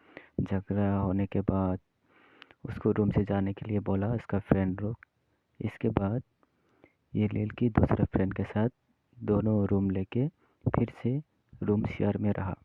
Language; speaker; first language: Hindi; non-native, local second language; Kok Borok